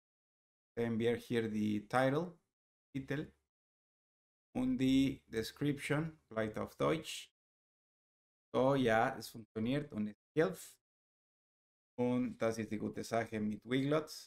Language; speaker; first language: German; non-native, learner; Spanish